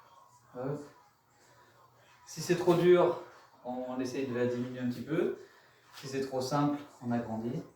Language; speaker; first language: French; native; French